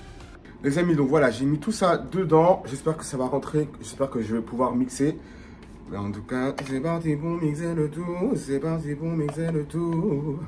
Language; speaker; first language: French; native; French